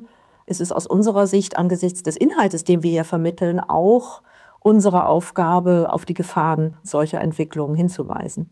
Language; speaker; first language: German; native; German